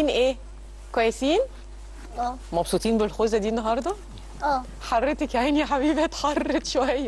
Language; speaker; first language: Arabic; native; Arabic